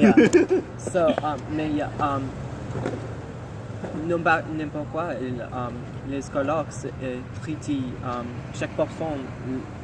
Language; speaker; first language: French; non-native, learner; English